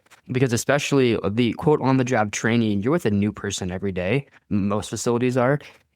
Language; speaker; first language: English; native; English